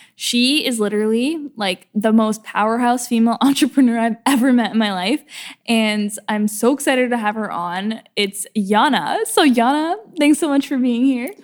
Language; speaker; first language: English; native; English